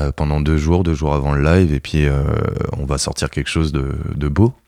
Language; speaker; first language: French; native; French